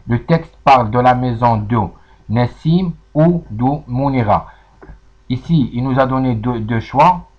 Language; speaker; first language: French; non-native, local second language; Arabic